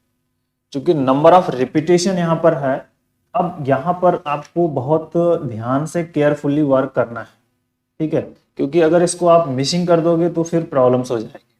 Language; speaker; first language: Hindi; native; Hindi